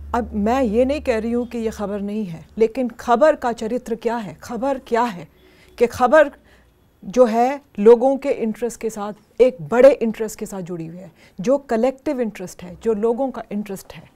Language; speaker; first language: Hindi; native; Hindi